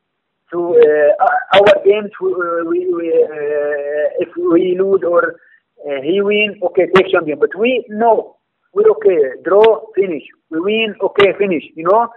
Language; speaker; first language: English; non-native, learner; Arabic